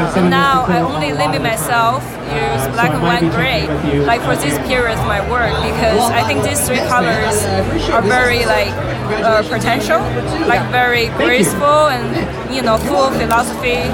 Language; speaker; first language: English; non-native, learner; Chinese